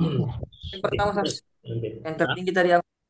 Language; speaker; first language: Indonesian; native; Indonesian